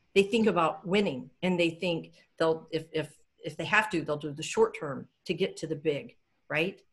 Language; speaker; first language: English; native; English